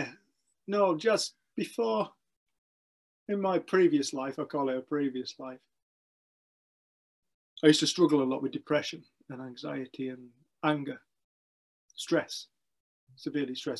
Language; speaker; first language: English; native; English